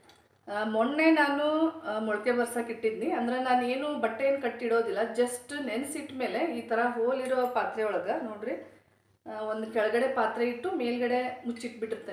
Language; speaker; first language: Kannada; native; Kannada